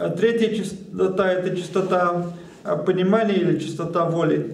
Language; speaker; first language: Russian; native; Russian